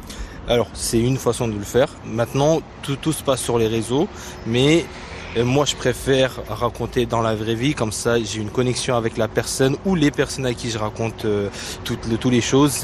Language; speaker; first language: French; non-native, fluent; Tibetan